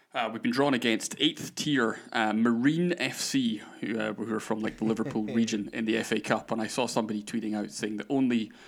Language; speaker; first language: English; native; English